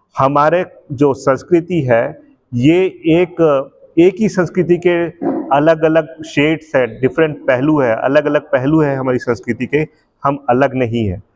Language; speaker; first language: Hindi; native; Hindi